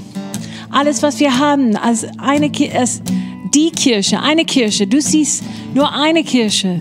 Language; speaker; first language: German; non-native, fluent; English